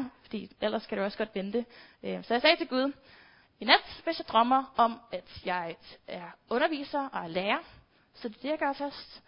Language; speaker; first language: Danish; native; Danish